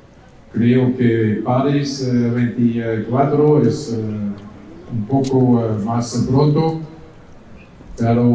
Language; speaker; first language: Spanish; non-native, learner; German